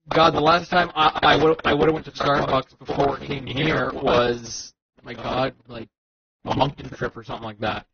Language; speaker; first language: English; native; English